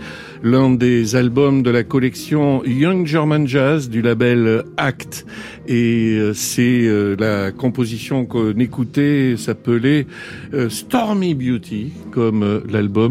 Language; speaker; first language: French; native; French